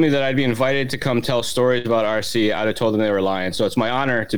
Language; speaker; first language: English; native; English